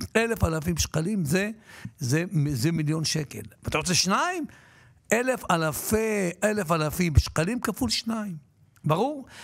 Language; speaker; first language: Hebrew; native; Hebrew